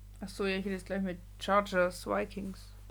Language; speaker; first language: German; native; German